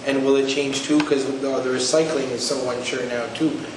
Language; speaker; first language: English; native; English